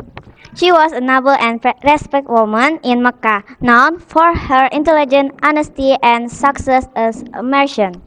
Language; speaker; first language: English; non-native, learner; Indonesian